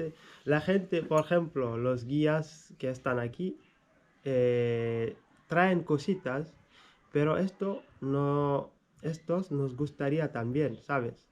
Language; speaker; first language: Spanish; non-native, fluent; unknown